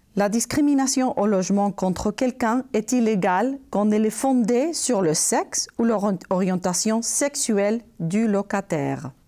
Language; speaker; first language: French; non-native, fluent; Spanish